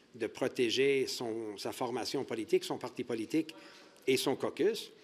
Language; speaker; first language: French; early bilingual, heritage; French